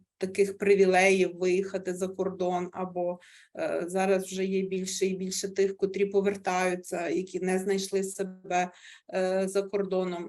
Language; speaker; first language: Ukrainian; native; Ukrainian